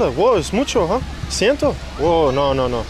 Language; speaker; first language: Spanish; non-native, learner; English